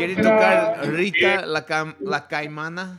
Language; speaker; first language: Spanish; non-native, learner; English